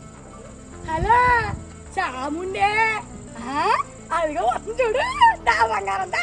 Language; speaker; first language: Telugu; native; Telugu